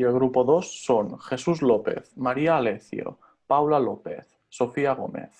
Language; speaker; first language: Spanish; native; Spanish